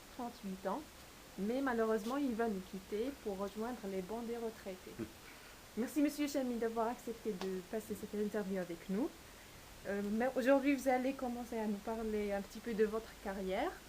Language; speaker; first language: French; non-native, local second language; Arabic